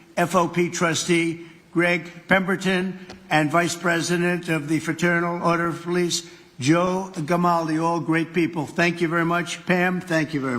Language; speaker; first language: English; native; English